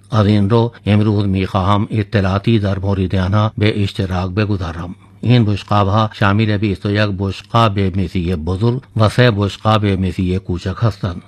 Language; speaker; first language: Persian; non-native, fluent; Urdu